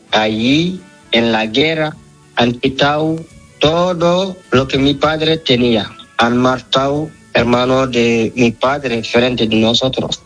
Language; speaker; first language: Spanish; non-native, learner; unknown